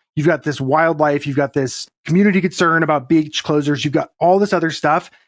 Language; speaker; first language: English; native; English